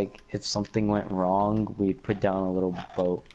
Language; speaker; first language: English; native; English